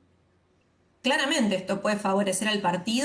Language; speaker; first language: Spanish; native; Spanish